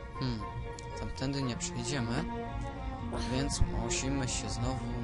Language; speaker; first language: Polish; native; Polish